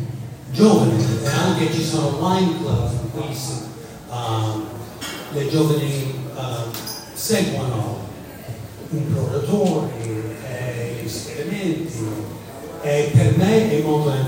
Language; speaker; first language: Italian; non-native, fluent; English